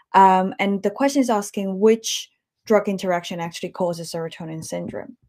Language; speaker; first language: English; native; English